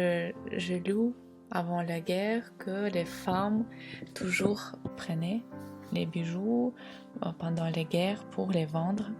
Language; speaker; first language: French; non-native, fluent; Ukrainian